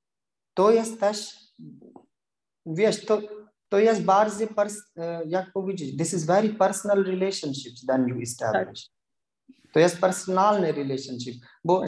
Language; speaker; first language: Polish; non-native, learner; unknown